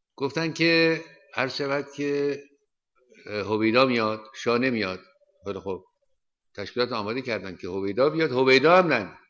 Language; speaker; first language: Persian; native; Persian